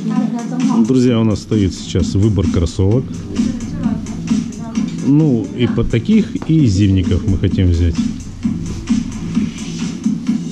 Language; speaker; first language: Russian; native; Russian